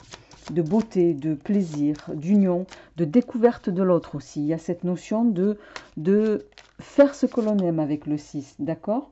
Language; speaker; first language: French; native; French